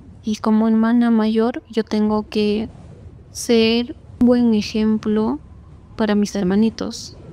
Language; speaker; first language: Spanish; non-native, local second language; Quechua